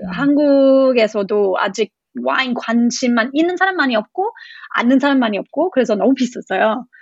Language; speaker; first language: Korean; non-native, learner; English